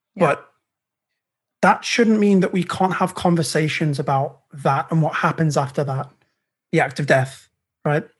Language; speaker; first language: English; native; English